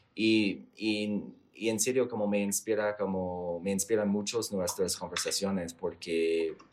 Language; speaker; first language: Spanish; non-native, fluent; English